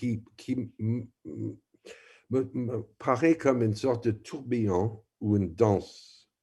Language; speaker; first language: French; non-native, fluent; English